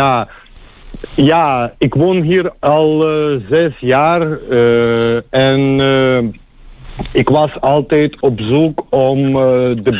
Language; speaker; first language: Dutch; non-native, learner; Ukrainian